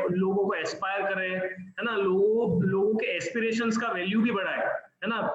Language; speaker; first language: Hindi; non-native, local second language; Gujarati